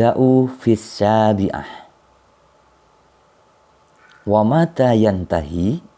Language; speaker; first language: Arabic; non-native, learner; Indonesian